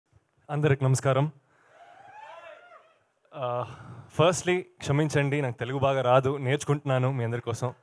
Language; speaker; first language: Telugu; non-native, learner; Kannada